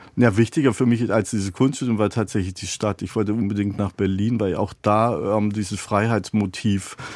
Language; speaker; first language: German; native; German